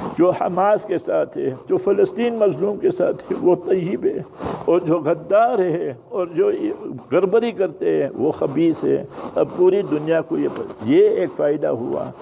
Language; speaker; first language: Urdu; early bilingual, heritage; English